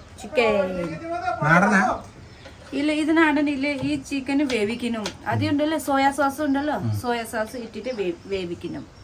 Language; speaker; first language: Malayalam; non-native, learner; Nepali